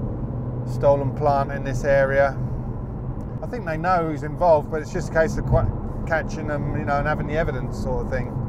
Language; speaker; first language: English; native; English